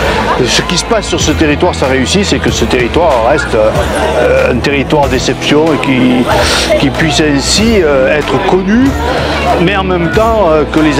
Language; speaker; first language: French; native; French